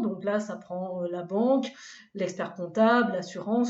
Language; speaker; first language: French; native; French